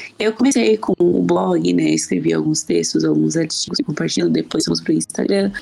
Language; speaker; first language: Portuguese; native; Portuguese